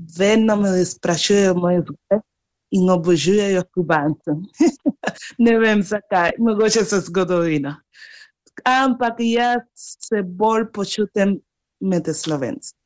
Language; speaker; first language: Slovenian; non-native, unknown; Spanish